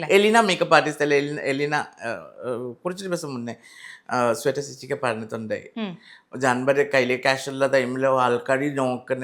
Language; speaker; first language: Malayalam; non-native, learner; Assamese